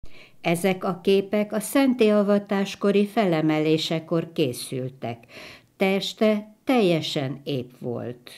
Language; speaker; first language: Hungarian; native; Hungarian